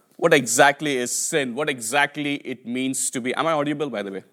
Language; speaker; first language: English; non-native, local second language; Telugu